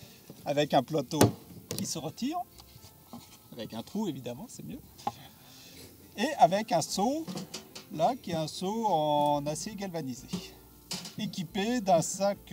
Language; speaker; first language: French; native; French